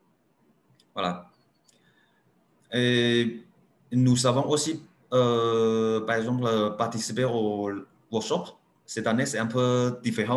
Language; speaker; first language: French; non-native, learner; Chinese